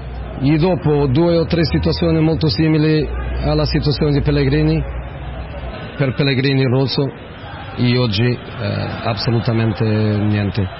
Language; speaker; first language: Italian; non-native, fluent; Portuguese